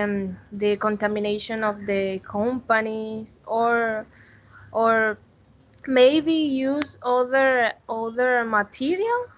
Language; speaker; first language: English; non-native, learner; Spanish